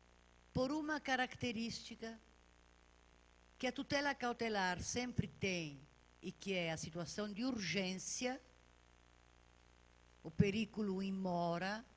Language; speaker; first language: Portuguese; native; Portuguese